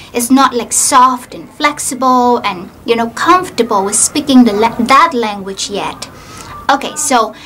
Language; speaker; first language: English; non-native, fluent; Vietnamese